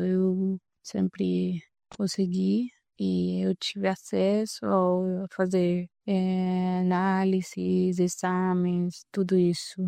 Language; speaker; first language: Portuguese; non-native, fluent; Spanish